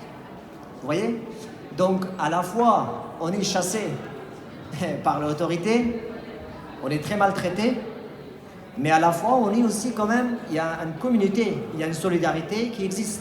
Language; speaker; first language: French; non-native, fluent; Persian